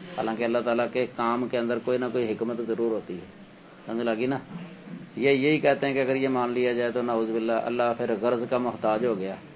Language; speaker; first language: Urdu; non-native, local second language; Punjabi